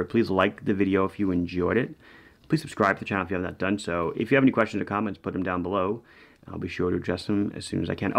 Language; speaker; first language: English; native; English